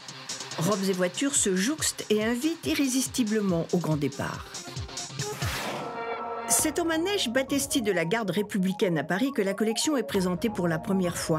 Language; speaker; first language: French; native; French